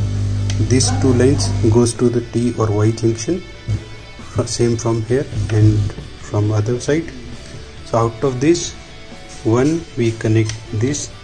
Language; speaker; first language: English; non-native, local second language; Hindi